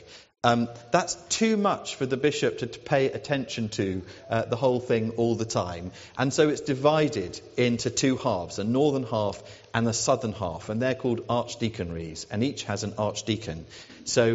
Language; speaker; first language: English; native; English